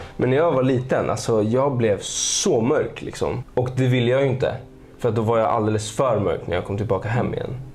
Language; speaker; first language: Swedish; early bilingual, other home language; Spanish